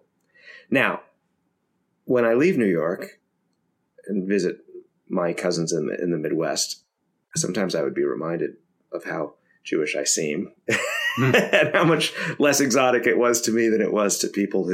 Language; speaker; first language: English; native; English